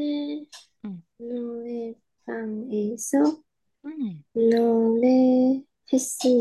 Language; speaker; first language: Korean; non-native, learner; Chinese